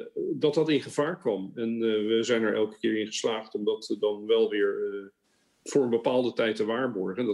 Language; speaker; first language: Dutch; native; Dutch